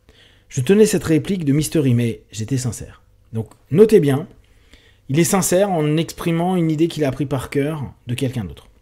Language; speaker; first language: French; native; French